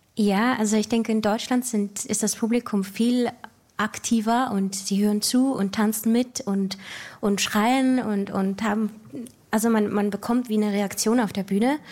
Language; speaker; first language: German; native; German